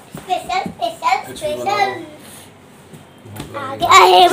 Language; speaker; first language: Hindi; native; Hindi